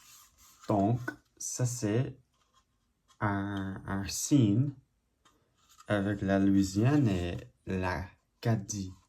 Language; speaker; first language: French; non-native, learner; English